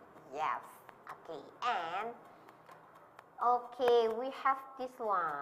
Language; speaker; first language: English; non-native, learner; Indonesian